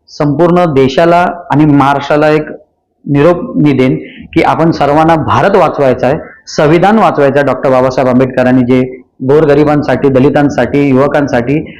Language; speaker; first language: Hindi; non-native, local second language; Marathi